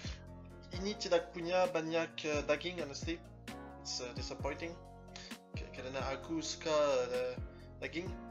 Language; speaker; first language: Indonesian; non-native, learner; French